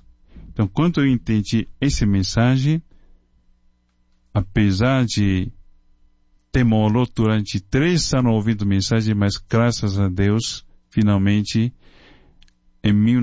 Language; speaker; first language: Portuguese; non-native, fluent; Chinese